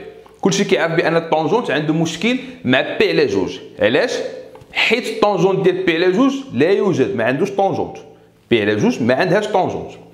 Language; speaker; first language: Arabic; native; Arabic